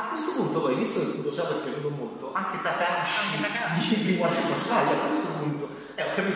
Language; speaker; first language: Italian; native; Italian